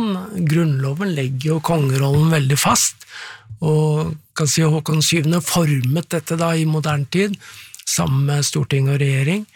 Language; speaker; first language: Norwegian; native; Norwegian